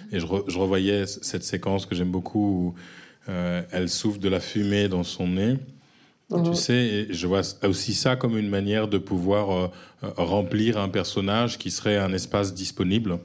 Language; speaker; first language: French; native; French